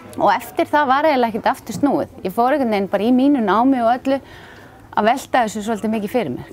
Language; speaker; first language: Icelandic; native; Icelandic